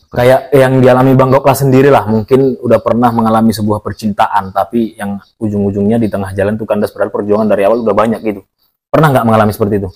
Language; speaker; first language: Indonesian; native; Indonesian